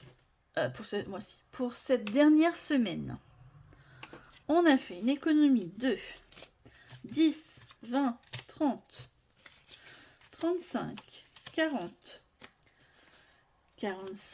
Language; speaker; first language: French; native; French